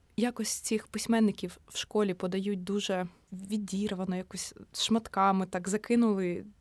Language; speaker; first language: Ukrainian; native; Ukrainian